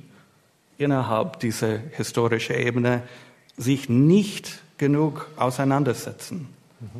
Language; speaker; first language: German; non-native, fluent; English